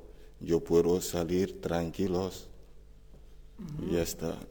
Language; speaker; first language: Spanish; non-native, learner; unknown